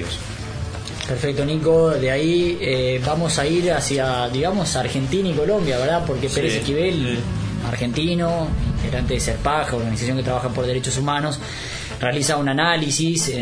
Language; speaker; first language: Spanish; native; Spanish